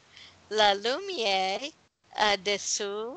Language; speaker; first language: French; non-native, learner; English